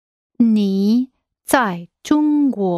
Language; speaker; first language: Chinese; non-native, learner; English